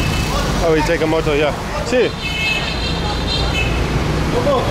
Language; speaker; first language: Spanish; non-native, learner; English